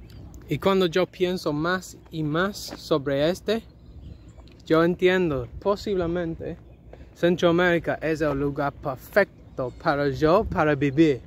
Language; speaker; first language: Spanish; non-native, learner; English